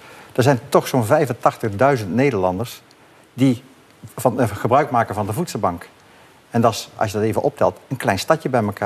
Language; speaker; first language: Dutch; native; Dutch